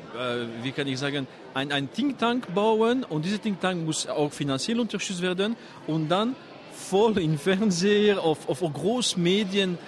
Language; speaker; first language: German; non-native, fluent; French